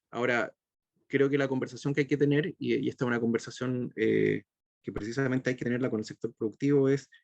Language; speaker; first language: Spanish; native; Spanish